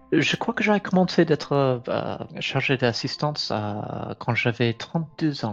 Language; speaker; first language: French; non-native, fluent; English